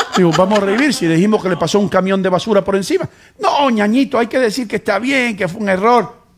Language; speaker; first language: Spanish; early bilingual, heritage; Spanish